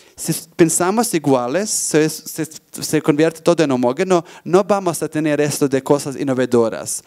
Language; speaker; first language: Spanish; non-native, fluent; Bosnian